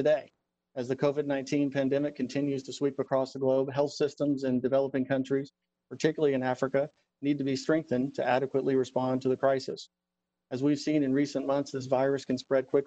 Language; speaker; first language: English; native; English